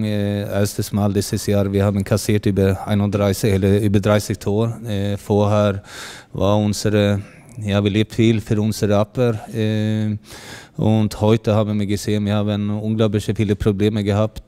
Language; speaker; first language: German; non-native, fluent; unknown